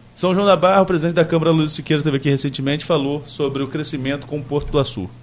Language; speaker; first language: Portuguese; native; Portuguese